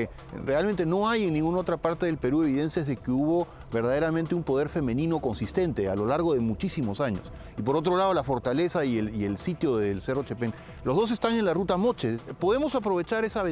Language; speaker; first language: Spanish; native; Spanish